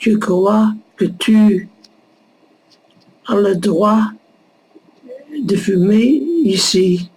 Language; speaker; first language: French; non-native, learner; Dutch